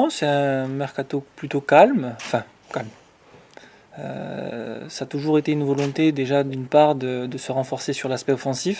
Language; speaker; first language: French; native; French